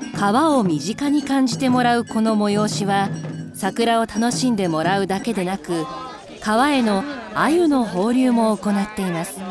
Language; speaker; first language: Japanese; native; Japanese